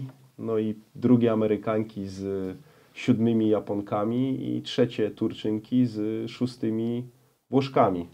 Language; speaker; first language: Polish; native; Polish